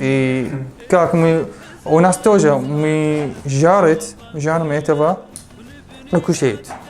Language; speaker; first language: Russian; non-native, learner; Arabic